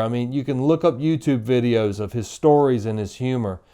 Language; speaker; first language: English; native; English